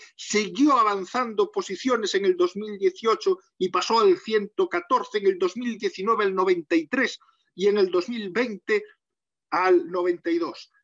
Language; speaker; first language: Spanish; native; Spanish